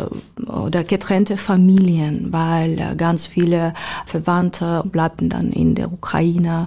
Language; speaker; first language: German; non-native, learner; Ukrainian